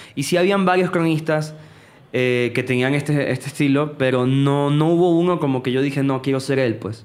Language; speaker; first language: Spanish; native; Spanish